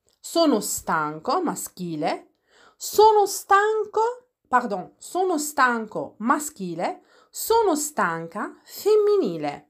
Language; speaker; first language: Italian; non-native, fluent; Arabic